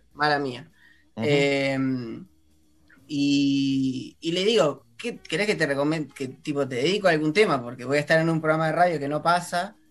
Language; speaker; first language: Spanish; native; Spanish